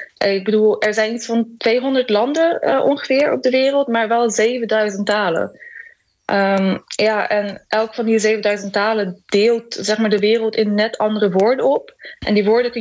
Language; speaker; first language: Dutch; early bilingual, other home language; Macedonian